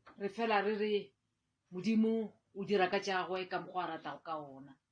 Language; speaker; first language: Northern Sotho; native; Northern Sotho